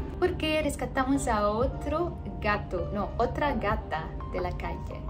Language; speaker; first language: Spanish; non-native, learner; Arabic